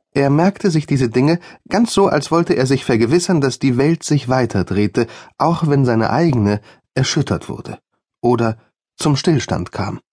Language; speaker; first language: German; native; German